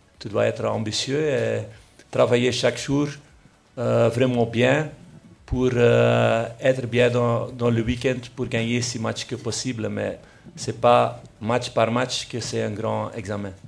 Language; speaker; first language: French; non-native, local second language; Dutch